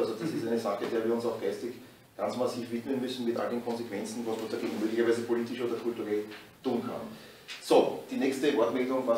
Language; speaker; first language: German; native; German